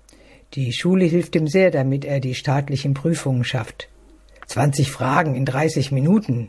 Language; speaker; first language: German; native; German